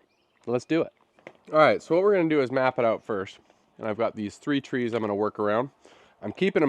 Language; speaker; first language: English; native; English